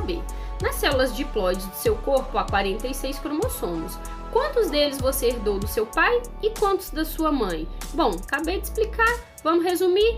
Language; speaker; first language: Portuguese; native; Portuguese